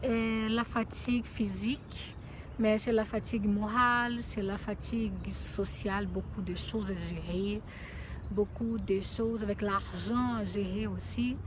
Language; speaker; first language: French; non-native, fluent; Portuguese